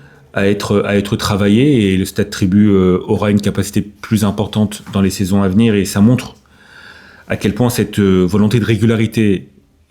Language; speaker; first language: French; native; French